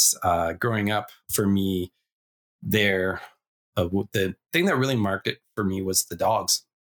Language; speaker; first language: English; native; English